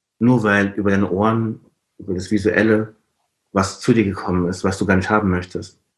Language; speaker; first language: German; non-native, fluent; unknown